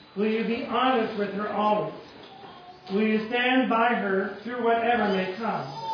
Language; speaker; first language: English; native; English